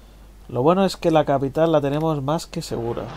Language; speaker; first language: Spanish; native; Spanish